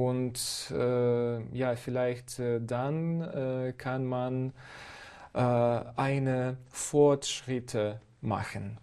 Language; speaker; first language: German; non-native, fluent; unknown